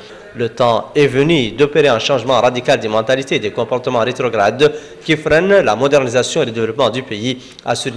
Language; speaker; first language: French; non-native, local second language; Arabic